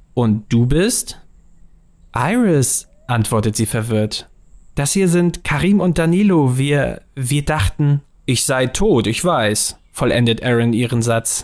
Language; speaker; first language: German; native; German